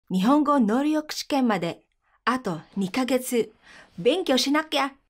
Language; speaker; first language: Japanese; non-native, fluent; Filipino